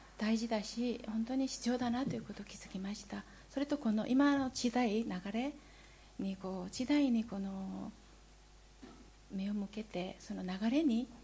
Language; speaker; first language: Japanese; non-native, fluent; Korean